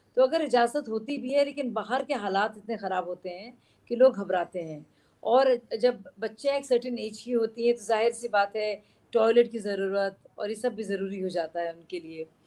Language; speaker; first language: Hindi; native; Hindi